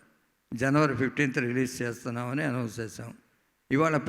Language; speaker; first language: Telugu; native; Telugu